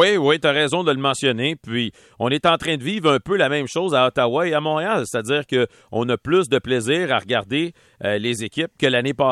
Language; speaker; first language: French; native; French